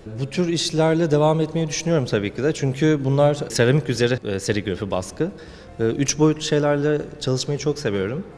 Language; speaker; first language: Turkish; native; Turkish